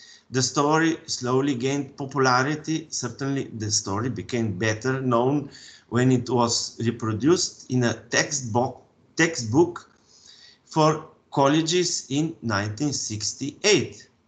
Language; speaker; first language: English; non-native, fluent; Slovenian